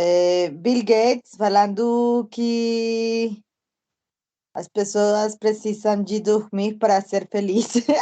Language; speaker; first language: Portuguese; non-native, fluent; Spanish